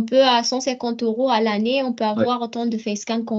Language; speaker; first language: French; native; French